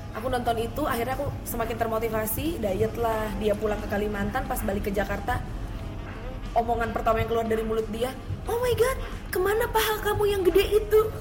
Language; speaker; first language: Indonesian; native; Indonesian